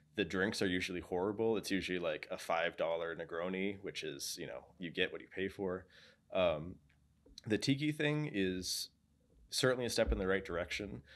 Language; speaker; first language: English; native; English